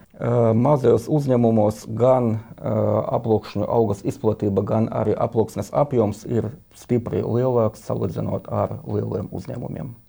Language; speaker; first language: Latvian; non-native, local second language; Russian